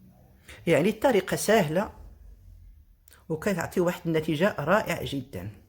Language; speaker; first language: Arabic; native; Arabic